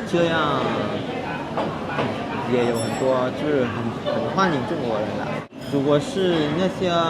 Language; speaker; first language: Chinese; non-native, fluent; Vietnamese